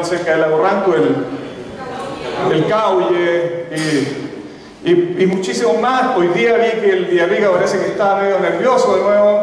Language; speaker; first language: Spanish; native; Spanish